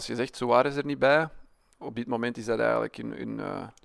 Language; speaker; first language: Dutch; native; Dutch